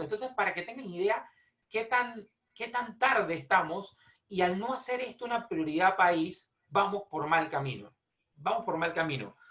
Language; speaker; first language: Spanish; native; Spanish